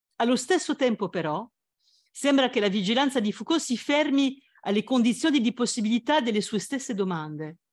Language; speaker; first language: Italian; non-native, fluent; French